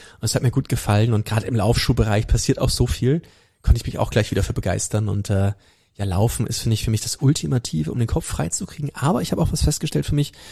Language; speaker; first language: German; early bilingual, heritage; German